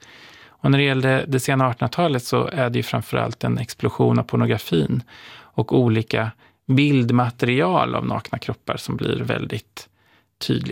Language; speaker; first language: Swedish; native; Swedish